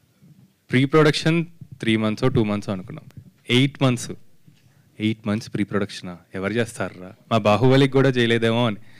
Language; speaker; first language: Telugu; native; Telugu